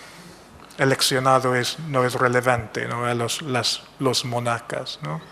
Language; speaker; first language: Spanish; non-native, fluent; English